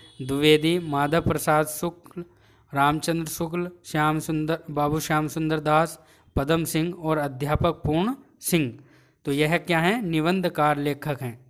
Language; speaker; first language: Hindi; native; Hindi